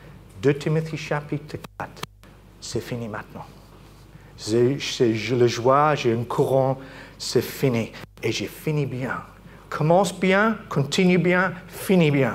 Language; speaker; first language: French; non-native, fluent; English